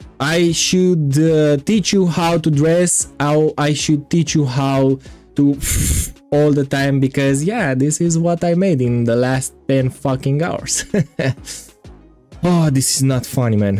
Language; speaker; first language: English; non-native, fluent; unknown